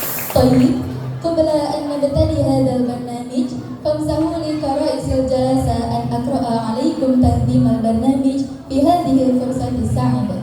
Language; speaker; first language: Arabic; non-native, learner; Indonesian